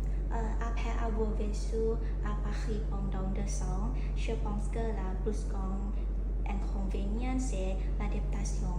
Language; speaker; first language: French; non-native, learner; Thai